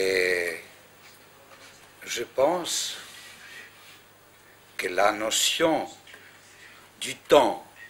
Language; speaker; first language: French; non-native, fluent; Greek